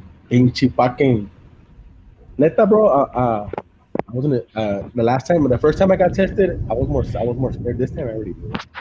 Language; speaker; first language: English; early bilingual, other home language; Spanish